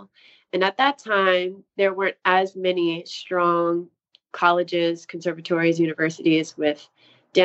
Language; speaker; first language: English; native; English